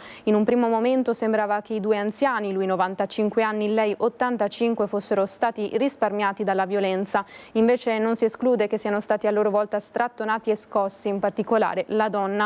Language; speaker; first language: Italian; native; Italian